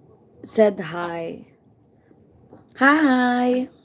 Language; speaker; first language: English; non-native, learner; Filipino